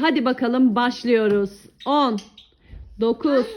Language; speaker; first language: Turkish; native; Turkish